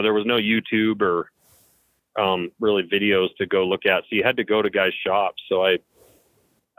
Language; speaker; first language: English; native; English